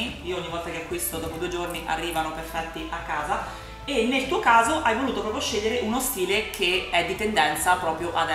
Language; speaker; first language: Italian; native; Italian